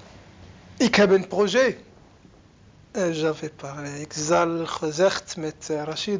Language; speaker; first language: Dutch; non-native, learner; Arabic